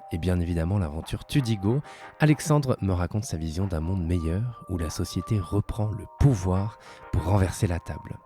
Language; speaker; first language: French; native; French